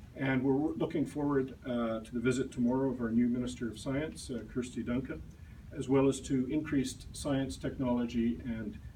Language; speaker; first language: English; native; English